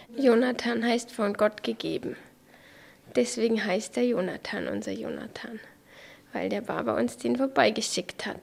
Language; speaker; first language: German; native; German